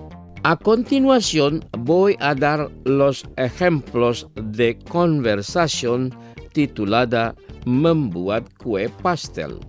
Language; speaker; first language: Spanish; non-native, fluent; Indonesian